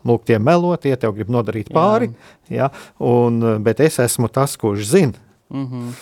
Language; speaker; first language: Latvian; native; Latvian